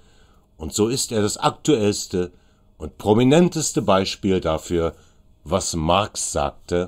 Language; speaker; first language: German; native; German